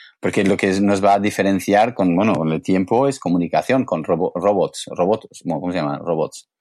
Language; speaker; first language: Spanish; non-native, fluent; English